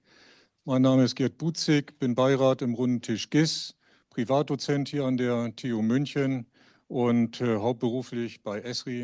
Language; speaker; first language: German; native; German